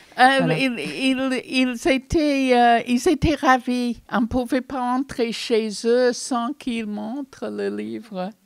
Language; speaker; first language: French; non-native, fluent; English